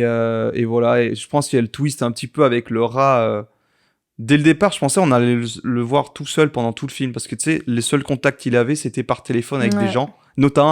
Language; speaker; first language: French; native; French